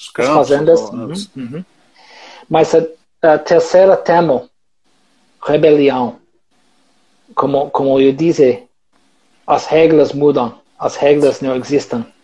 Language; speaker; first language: Portuguese; non-native, learner; English